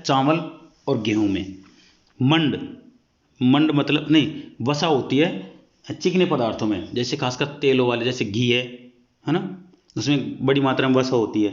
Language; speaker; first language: Hindi; native; Hindi